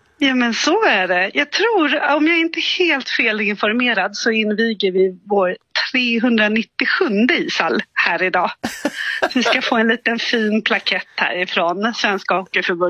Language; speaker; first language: Swedish; native; Swedish